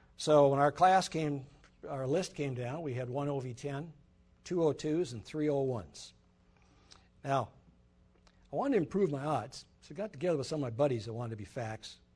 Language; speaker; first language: English; native; English